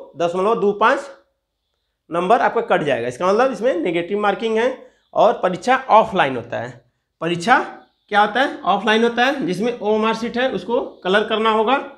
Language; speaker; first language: Hindi; native; Hindi